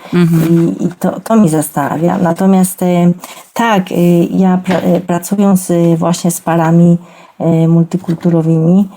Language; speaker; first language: Polish; non-native, fluent; Spanish